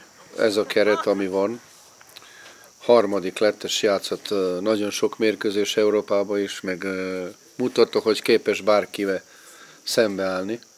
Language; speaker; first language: Hungarian; non-native, fluent; Serbian